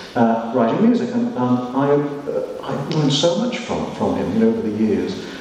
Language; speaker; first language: English; native; English